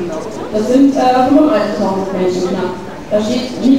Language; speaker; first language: German; native; German